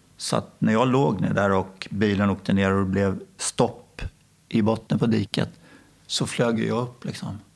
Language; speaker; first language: Swedish; native; Swedish